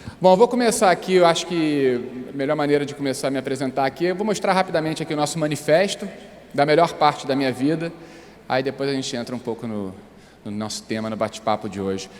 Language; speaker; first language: Portuguese; native; Portuguese